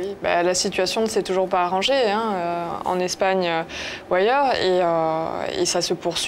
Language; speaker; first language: French; native; French